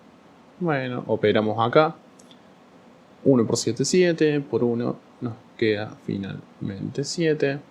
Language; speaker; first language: Spanish; native; Spanish